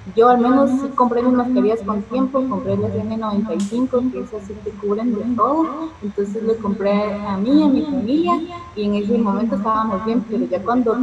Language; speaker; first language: Spanish; native; Spanish